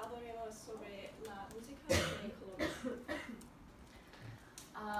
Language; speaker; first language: Spanish; non-native, learner; English